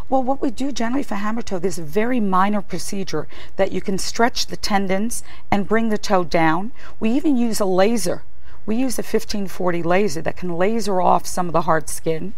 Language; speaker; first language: English; native; English